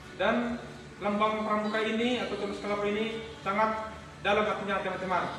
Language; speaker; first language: Indonesian; native; Indonesian